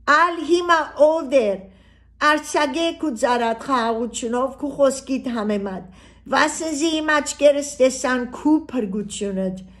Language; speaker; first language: Armenian; early bilingual, heritage; Armenian